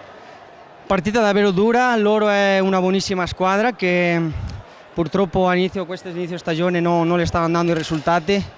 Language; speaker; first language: Italian; non-native, fluent; Spanish